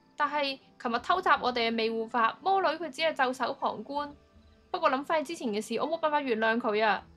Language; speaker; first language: Cantonese; early bilingual, heritage; Cantonese